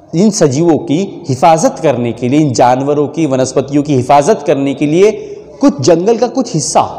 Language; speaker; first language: Hindi; non-native, local second language; Marathi